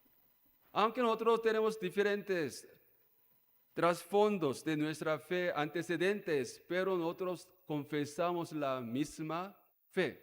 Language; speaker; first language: Spanish; non-native, learner; Korean